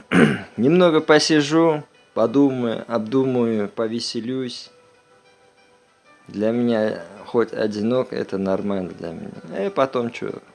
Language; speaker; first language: Russian; non-native, local second language; Uzbek